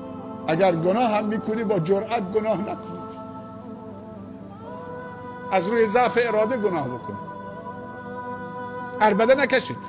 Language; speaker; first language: Persian; native; Persian